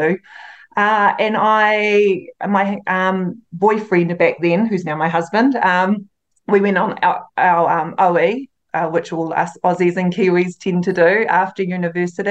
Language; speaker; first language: English; native; English